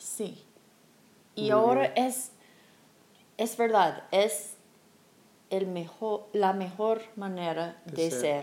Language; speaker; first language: Spanish; non-native, learner; English